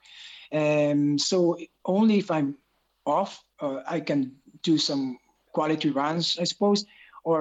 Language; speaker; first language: English; non-native, local second language; Hiligaynon